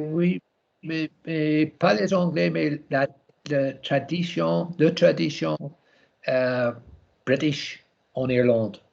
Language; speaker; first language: French; non-native, learner; English